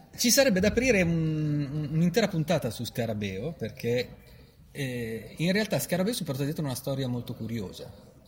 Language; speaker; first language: Italian; native; Italian